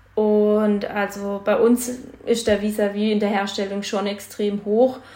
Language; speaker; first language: German; native; German